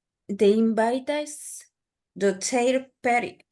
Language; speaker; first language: English; non-native, learner; Spanish